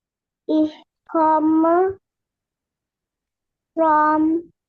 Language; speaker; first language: German; non-native, learner; Indonesian